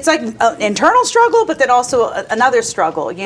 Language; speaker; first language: English; native; English